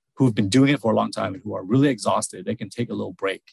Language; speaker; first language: English; early bilingual, other home language; Vietnamese